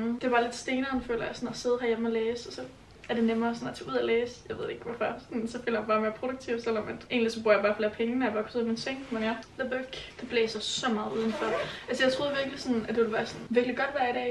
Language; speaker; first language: Danish; native; Danish